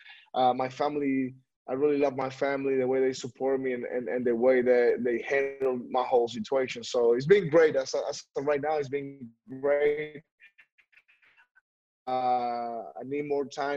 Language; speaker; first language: English; non-native, fluent; Spanish